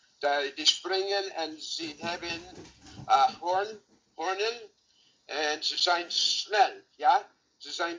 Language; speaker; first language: Dutch; non-native, learner; English